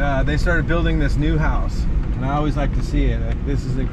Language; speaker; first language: English; native; English